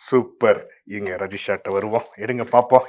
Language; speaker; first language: Tamil; native; Tamil